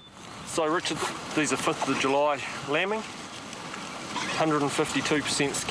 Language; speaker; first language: English; native; English